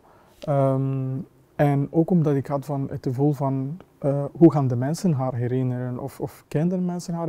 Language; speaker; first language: Dutch; non-native, fluent; Kinyarwanda